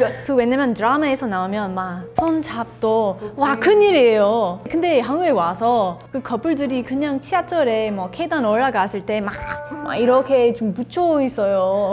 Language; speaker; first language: Korean; non-native, learner; English